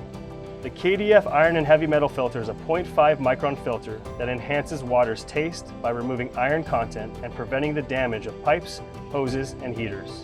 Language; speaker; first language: English; native; English